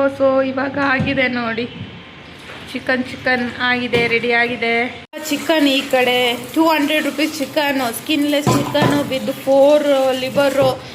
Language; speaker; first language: Kannada; non-native, local second language; Telugu